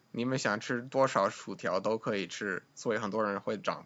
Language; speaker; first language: Chinese; non-native, fluent; English